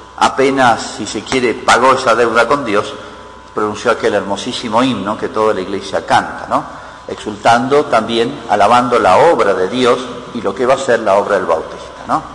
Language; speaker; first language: Spanish; native; Spanish